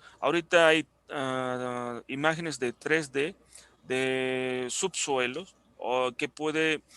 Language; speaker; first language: Spanish; non-native, fluent; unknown